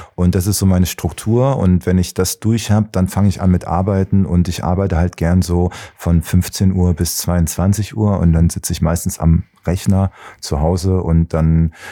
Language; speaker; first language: German; native; German